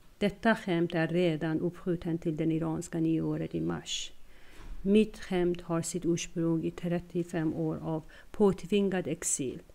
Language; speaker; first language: Swedish; non-native, fluent; Persian